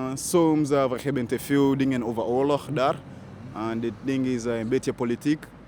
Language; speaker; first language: Dutch; non-native, learner; Ganda